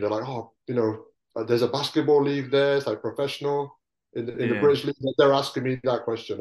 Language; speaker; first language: English; native; English